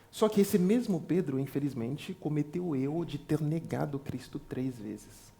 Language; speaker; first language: Portuguese; non-native, fluent; French